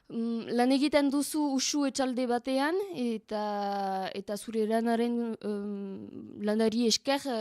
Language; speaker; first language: Basque; non-native, learner; French